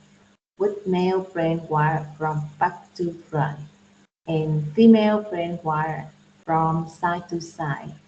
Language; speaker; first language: English; non-native, learner; Vietnamese